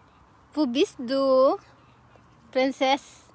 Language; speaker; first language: German; non-native, learner; Cebuano